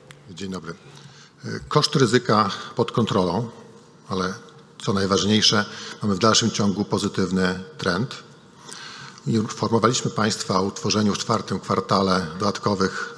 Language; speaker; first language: Polish; native; Polish